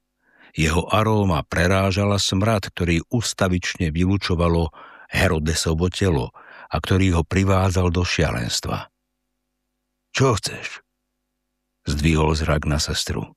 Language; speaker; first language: Slovak; native; Slovak